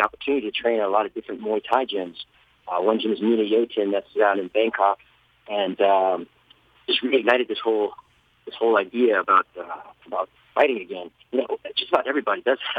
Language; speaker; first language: English; native; English